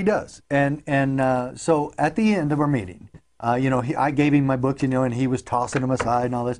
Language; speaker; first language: English; native; English